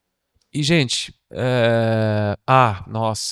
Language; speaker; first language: Portuguese; native; Portuguese